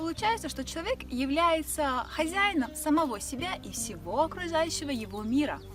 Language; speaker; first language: Russian; native; Russian